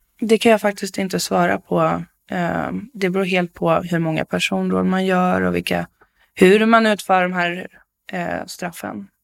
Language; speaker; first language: Swedish; native; Swedish